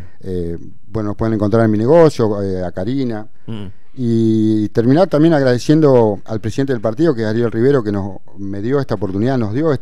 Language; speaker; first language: Spanish; native; Spanish